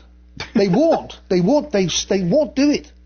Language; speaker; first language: English; native; English